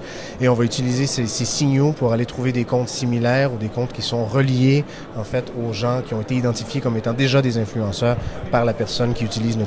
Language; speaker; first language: French; native; French